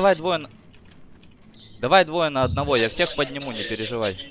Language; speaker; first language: Russian; native; Russian